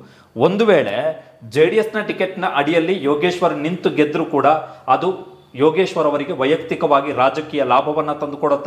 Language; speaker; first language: Kannada; native; Kannada